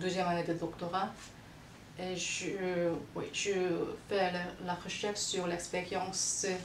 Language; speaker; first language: French; non-native, fluent; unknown